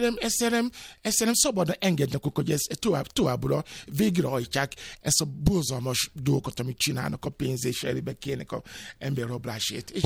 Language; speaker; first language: Hungarian; non-native, fluent; Yoruba